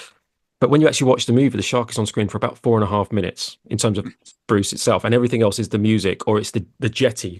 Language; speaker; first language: English; native; English